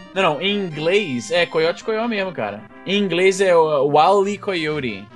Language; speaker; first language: Portuguese; early bilingual, heritage; Portuguese